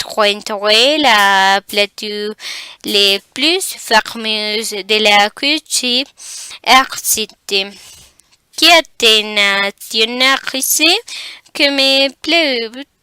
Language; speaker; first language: French; non-native, learner; Spanish